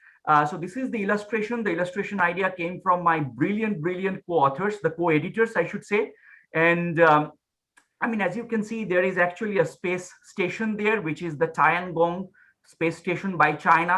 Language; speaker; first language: English; non-native, local second language; Bangla